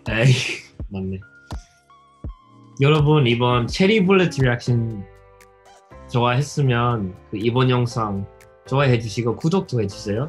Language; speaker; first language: Korean; non-native, learner; English